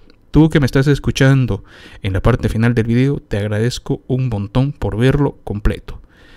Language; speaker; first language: Spanish; native; Spanish